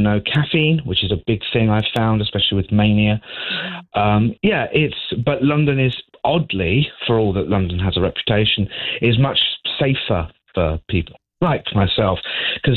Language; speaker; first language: English; native; English